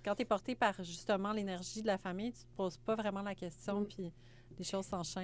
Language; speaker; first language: French; native; French